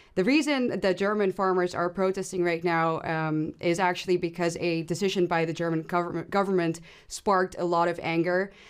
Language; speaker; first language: English; non-native, fluent; Dutch